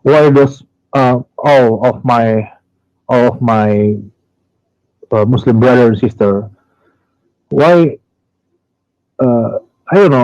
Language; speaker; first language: English; non-native, learner; Indonesian